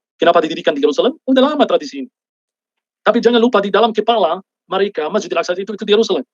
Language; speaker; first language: Indonesian; non-native, fluent; Arabic